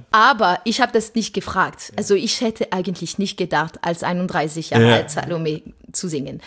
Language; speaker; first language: German; non-native, fluent; French